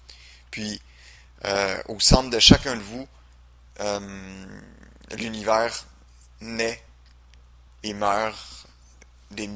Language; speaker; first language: French; native; French